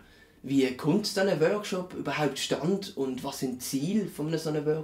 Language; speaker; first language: German; native; German